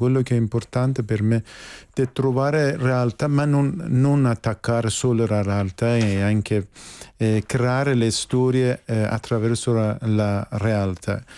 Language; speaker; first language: Italian; non-native, fluent; Persian